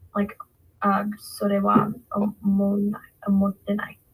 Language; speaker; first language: Japanese; non-native, learner; English